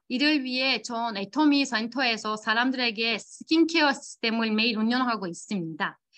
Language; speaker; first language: Korean; non-native, fluent; Turkish